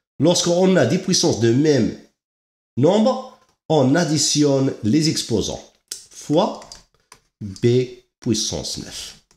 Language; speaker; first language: French; non-native, local second language; Arabic